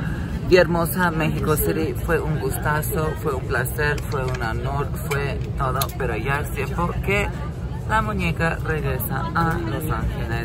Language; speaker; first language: Spanish; early bilingual, heritage; English